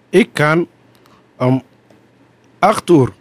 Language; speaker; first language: Dutch; non-native, learner; Somali